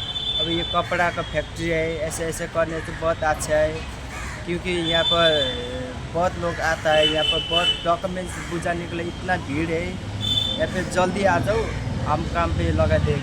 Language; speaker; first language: Hindi; non-native, local second language; Nepali